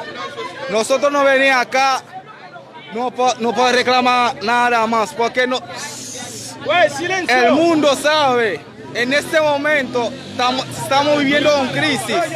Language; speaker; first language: Spanish; non-native, fluent; Haitian Creole